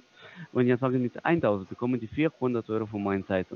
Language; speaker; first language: German; non-native, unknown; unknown